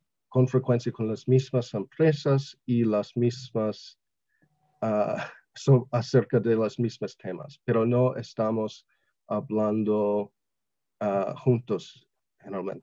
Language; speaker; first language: Spanish; non-native, learner; English